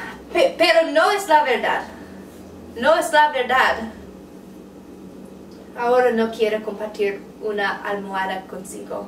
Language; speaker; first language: Spanish; non-native, learner; English